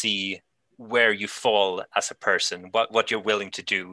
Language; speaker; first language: English; non-native, fluent; Swedish